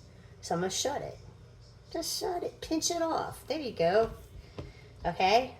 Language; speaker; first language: English; native; English